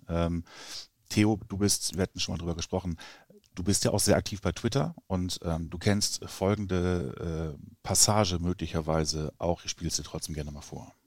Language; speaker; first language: German; native; German